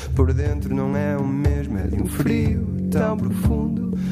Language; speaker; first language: Catalan; non-native, learner; Portuguese